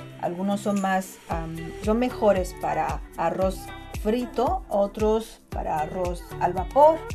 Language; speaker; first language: Spanish; non-native, fluent; Chinese